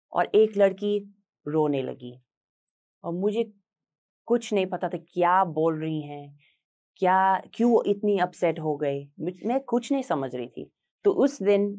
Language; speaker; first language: Hindi; non-native, fluent; English